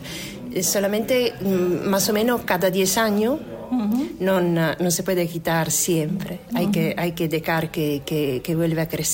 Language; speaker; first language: Spanish; non-native, fluent; Italian